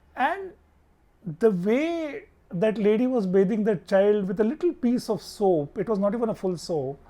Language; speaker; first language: English; non-native, local second language; Marathi